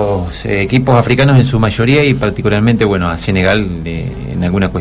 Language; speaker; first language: Spanish; native; Spanish